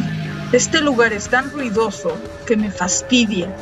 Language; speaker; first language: Spanish; native; Spanish